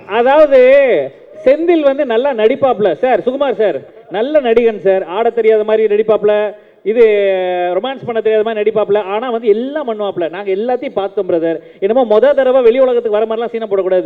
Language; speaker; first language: Tamil; native; Tamil